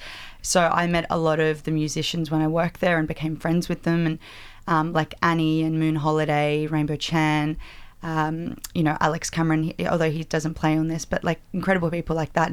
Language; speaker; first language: English; native; English